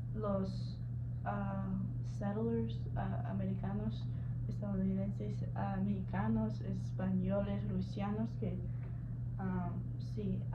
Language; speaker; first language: Spanish; non-native, learner; English